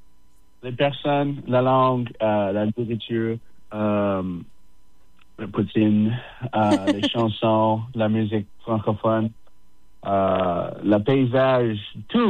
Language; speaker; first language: French; non-native, fluent; English